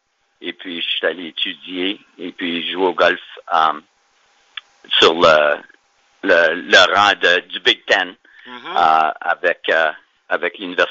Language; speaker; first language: French; native; French